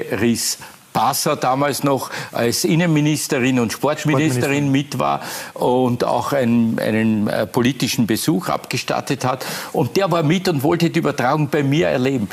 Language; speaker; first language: German; native; German